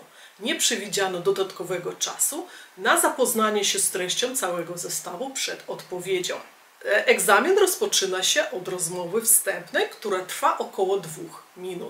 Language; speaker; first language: Polish; native; Polish